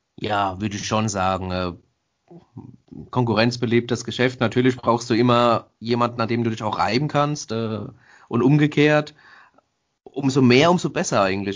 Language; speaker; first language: German; native; German